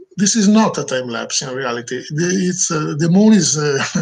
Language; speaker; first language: English; non-native, learner; Italian